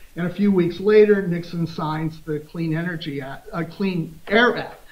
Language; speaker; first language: English; native; English